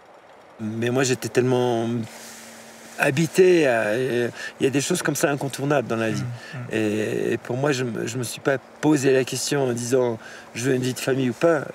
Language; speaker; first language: French; native; French